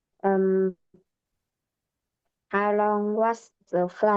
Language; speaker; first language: English; non-native, learner; Vietnamese